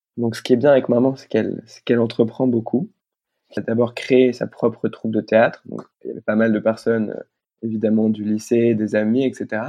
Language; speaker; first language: French; native; French